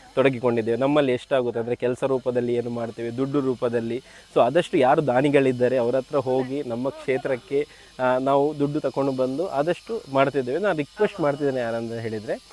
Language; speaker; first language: Kannada; non-native, local second language; Tulu